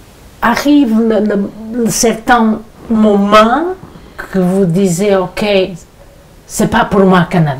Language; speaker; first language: French; non-native, learner; Portuguese